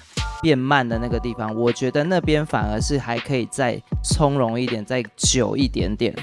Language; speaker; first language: Chinese; native; Chinese